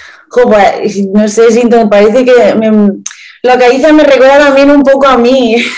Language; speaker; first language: Spanish; native; Spanish